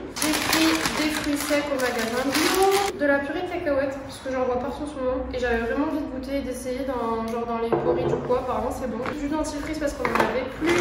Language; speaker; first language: French; native; French